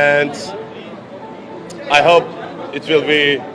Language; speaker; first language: English; non-native, learner; Turkish